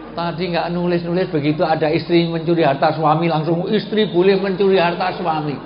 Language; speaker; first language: Indonesian; native; Indonesian